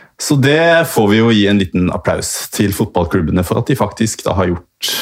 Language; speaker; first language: Norwegian; native; Norwegian